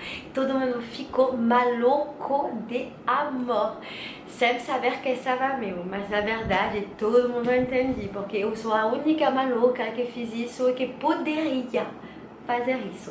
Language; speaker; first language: Portuguese; non-native, learner; French